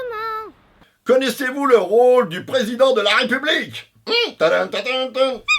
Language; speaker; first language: French; native; French